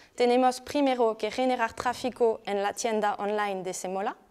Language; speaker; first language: Spanish; non-native, fluent; French